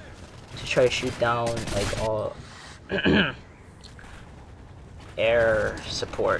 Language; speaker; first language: English; native; English